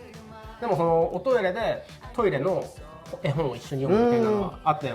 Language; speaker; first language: Japanese; native; Japanese